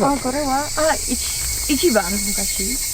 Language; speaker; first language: Japanese; non-native, learner; Polish